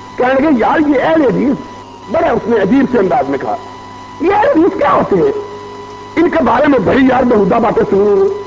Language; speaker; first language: Urdu; non-native, local second language; Punjabi